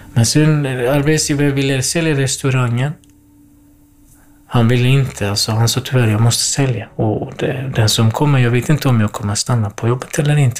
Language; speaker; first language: Swedish; non-native, fluent; Kurdish